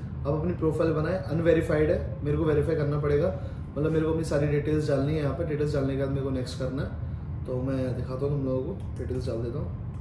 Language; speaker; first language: Hindi; native; Hindi